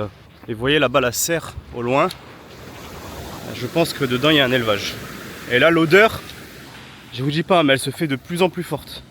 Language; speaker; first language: French; native; French